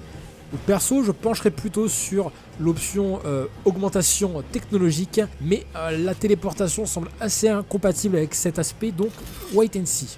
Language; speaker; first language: French; native; French